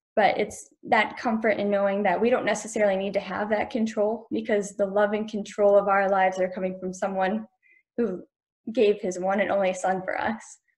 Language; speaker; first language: English; native; English